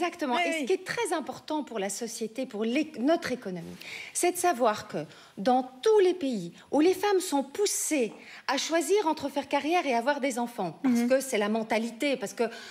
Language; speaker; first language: French; native; French